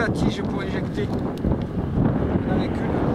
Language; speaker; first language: French; native; French